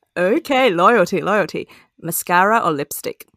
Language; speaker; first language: English; non-native, local second language; Cantonese